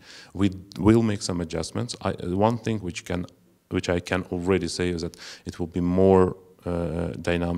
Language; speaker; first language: English; non-native, fluent; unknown